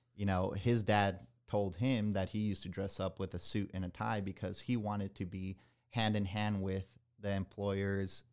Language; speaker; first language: English; early bilingual, other home language; Spanish